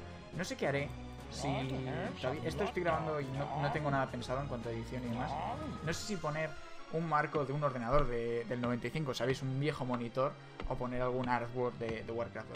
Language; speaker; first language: Spanish; native; Spanish